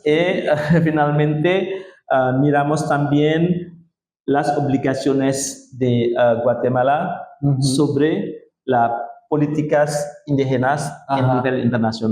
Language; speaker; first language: Spanish; non-native, learner; Indonesian